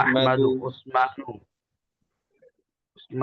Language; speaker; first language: Arabic; non-native, learner; Urdu